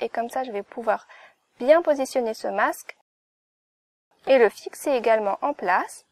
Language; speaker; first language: French; native; French